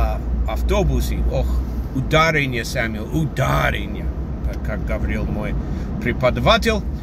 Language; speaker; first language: Russian; non-native, fluent; English